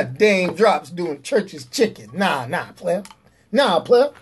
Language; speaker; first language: English; native; English